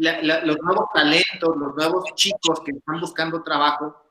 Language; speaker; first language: Spanish; native; Spanish